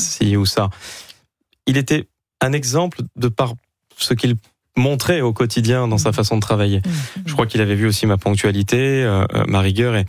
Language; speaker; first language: French; native; French